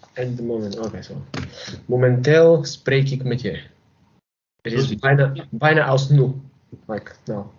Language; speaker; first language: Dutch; non-native, learner; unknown